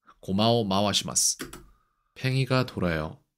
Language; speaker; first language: Japanese; non-native, learner; Korean